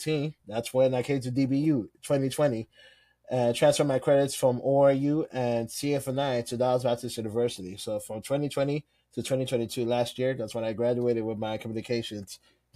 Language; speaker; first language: English; non-native, local second language; Yoruba